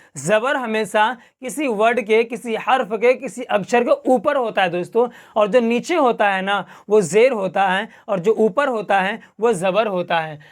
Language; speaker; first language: Hindi; native; Hindi